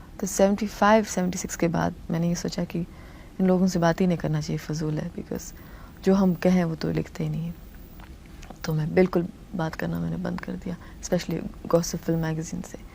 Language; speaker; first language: Hindi; non-native, local second language; Tamil